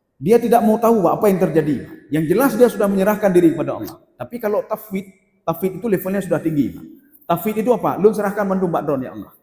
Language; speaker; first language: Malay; non-native, local second language; Achinese